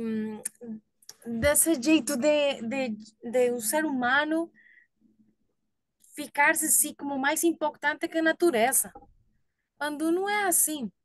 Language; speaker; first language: Portuguese; non-native, learner; Spanish